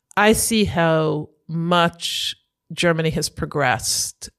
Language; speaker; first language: English; native; English